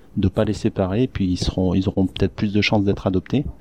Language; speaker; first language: French; native; French